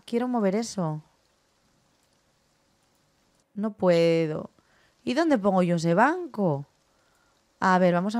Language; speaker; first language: Spanish; native; Spanish